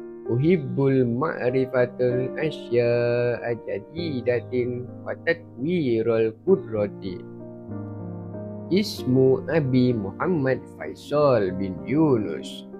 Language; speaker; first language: Arabic; non-native, learner; Malay